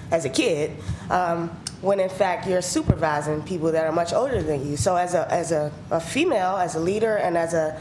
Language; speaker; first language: English; native; English